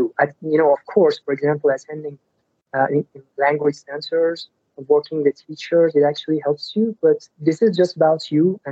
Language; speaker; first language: English; non-native, fluent; Persian